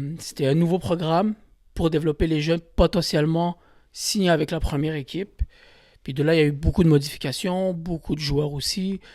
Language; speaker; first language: French; early bilingual, other home language; Kabyle